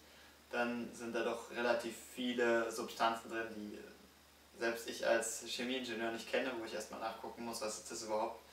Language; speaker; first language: German; native; German